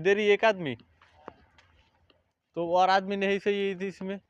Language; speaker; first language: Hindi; non-native, learner; Bangla